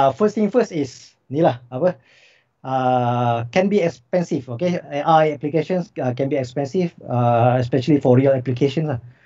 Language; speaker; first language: English; non-native, local second language; Malay